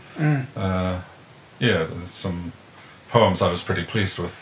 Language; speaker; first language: English; native; English